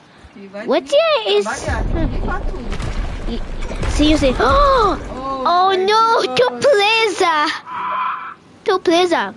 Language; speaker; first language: Portuguese; early bilingual, heritage; Portuguese